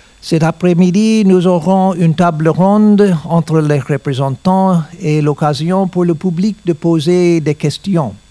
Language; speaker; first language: French; non-native, learner; English